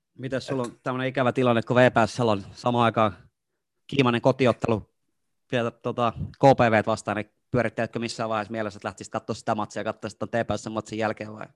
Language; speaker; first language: Finnish; native; Finnish